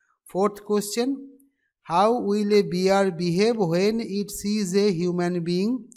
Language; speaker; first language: English; non-native, local second language; Bangla